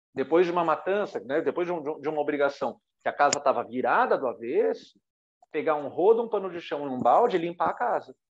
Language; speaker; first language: Portuguese; native; Portuguese